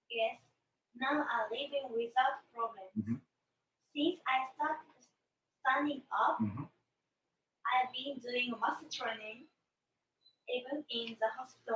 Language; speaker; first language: English; non-native, learner; Japanese